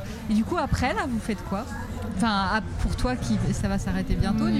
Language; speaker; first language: French; native; French